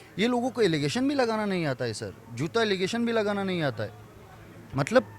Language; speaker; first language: Hindi; non-native, fluent; Persian